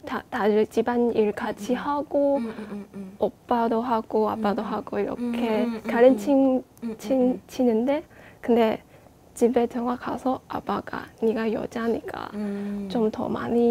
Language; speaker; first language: Korean; non-native, fluent; Chinese